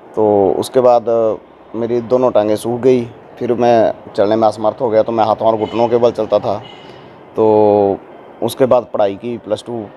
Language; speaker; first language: Hindi; native; Hindi